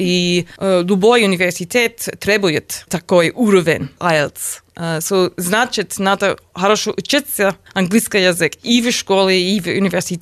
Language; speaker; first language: Russian; non-native, learner; English